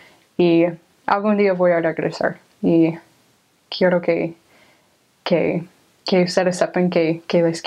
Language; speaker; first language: Spanish; non-native, fluent; English